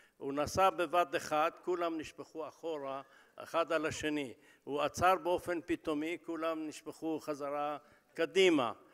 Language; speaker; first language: Hebrew; early bilingual, other home language; Persian